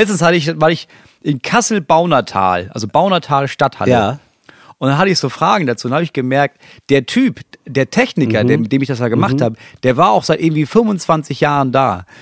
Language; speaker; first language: German; native; German